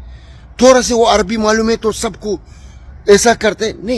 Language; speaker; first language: Hindi; non-native, fluent; Arabic